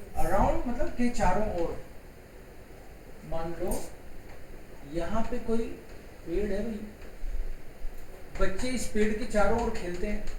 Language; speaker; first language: Hindi; native; Hindi